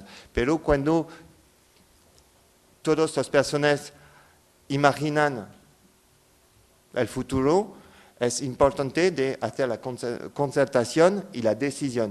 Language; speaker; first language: Spanish; non-native, fluent; French